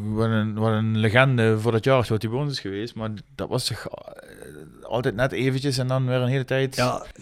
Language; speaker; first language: Dutch; native; Dutch